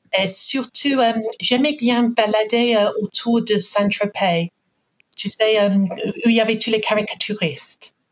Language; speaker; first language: French; non-native, fluent; English